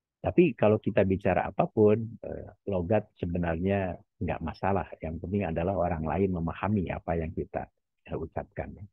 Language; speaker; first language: Indonesian; non-native, local second language; Javanese